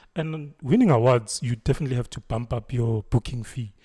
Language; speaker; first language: English; non-native, local second language; Zulu